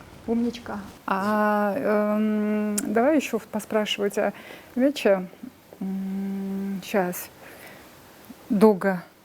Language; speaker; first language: Russian; non-native, local second language; Kyrgyz